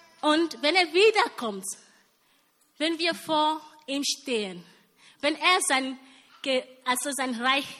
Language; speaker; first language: German; non-native, learner; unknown